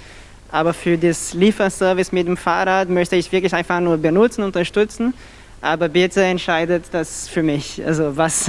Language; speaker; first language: German; non-native, fluent; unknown